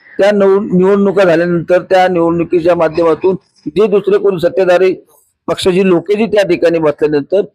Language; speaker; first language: Marathi; native; Marathi